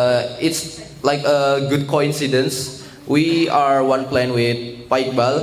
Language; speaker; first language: English; non-native, learner; Indonesian